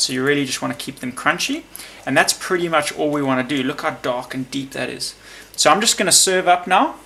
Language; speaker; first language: English; native; English